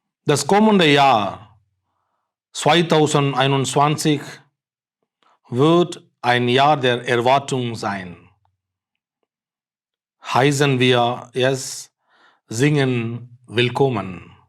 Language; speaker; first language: German; non-native, fluent; Tamil